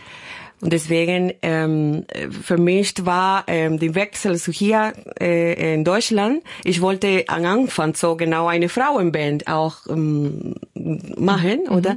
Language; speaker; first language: German; non-native, fluent; Spanish